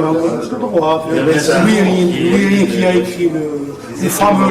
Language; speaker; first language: French; non-native, local second language; Arabic